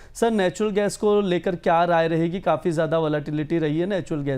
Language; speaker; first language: Hindi; native; Hindi